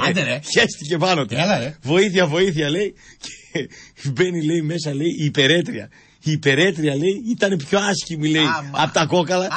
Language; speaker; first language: Greek; native; Greek